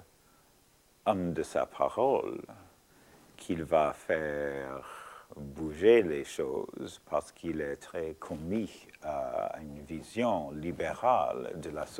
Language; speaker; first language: French; non-native, fluent; English